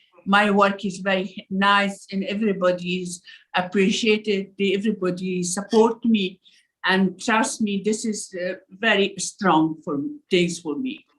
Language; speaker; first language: English; non-native, learner; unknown